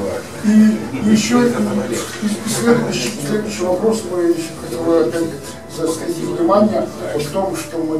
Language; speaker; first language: Russian; native; Russian